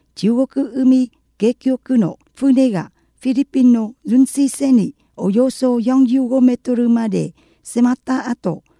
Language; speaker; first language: Japanese; non-native, fluent; Vietnamese